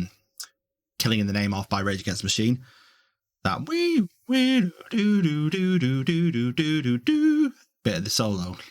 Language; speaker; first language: English; native; English